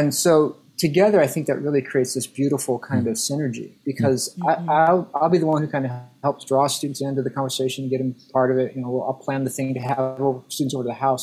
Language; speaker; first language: English; native; English